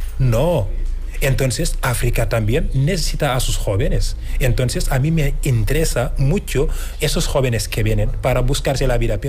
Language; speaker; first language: Spanish; non-native, fluent; Wolof